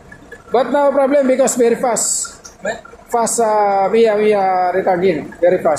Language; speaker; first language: English; non-native, learner; Filipino